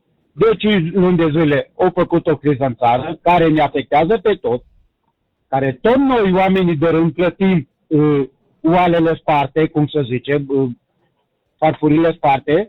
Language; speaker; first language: Romanian; native; Romanian